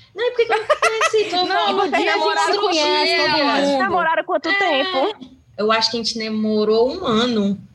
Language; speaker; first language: Portuguese; native; Portuguese